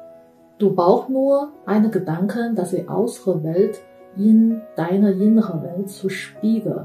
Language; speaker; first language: German; non-native, fluent; Chinese